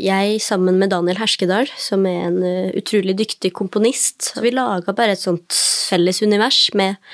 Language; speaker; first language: Norwegian; native; Norwegian